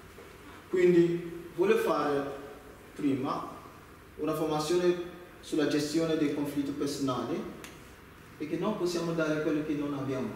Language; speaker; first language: Italian; non-native, learner; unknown